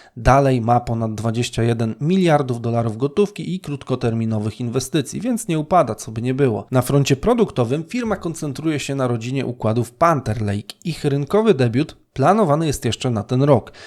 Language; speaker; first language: Polish; native; Polish